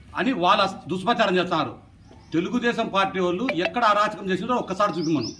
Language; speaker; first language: Telugu; native; Telugu